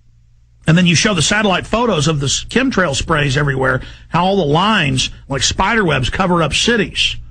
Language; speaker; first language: English; native; English